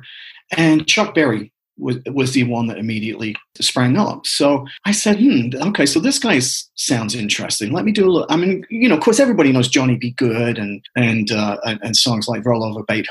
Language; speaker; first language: English; native; English